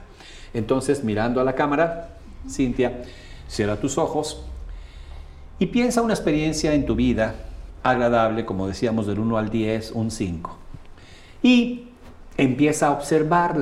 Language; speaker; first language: Spanish; native; Spanish